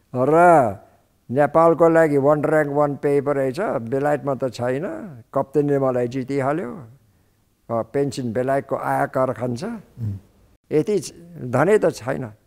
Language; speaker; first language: Nepali; non-native, fluent; English